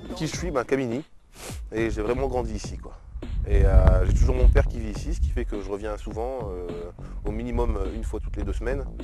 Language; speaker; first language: French; native; French